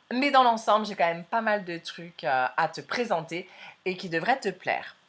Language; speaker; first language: French; native; French